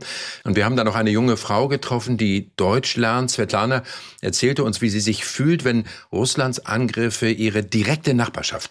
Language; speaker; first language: German; native; German